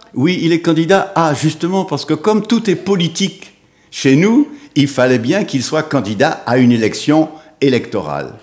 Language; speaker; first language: French; native; French